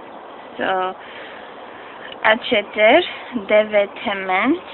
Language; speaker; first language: French; non-native, learner; English